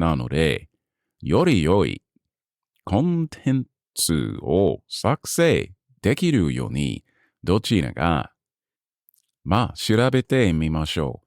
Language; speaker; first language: Japanese; non-native, learner; English